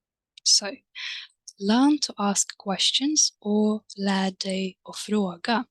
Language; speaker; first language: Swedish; non-native, fluent; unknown